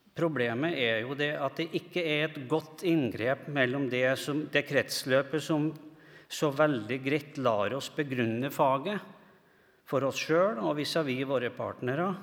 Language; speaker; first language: Norwegian; native; Norwegian